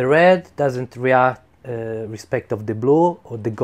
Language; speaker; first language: English; non-native, learner; Italian